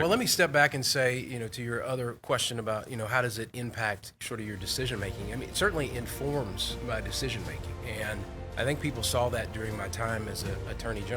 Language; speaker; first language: English; native; English